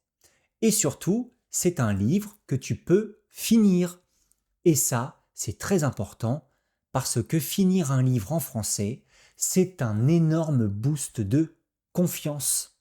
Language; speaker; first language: French; native; French